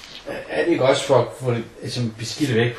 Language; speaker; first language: Danish; native; Danish